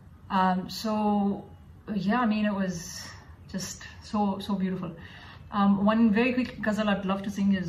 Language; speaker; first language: English; early bilingual, other home language; Tamil